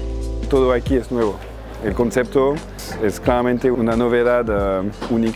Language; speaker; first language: Spanish; non-native, fluent; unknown